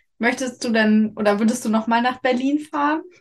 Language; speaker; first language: German; native; German